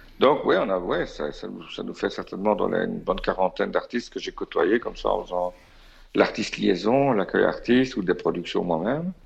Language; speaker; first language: French; native; French